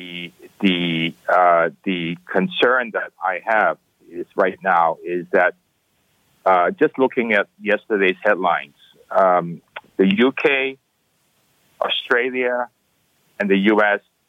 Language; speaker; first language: English; non-native, local second language; Cantonese